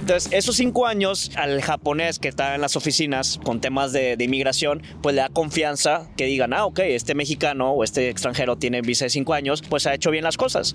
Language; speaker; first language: Spanish; native; Spanish